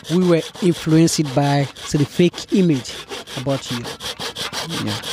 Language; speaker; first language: English; non-native, fluent; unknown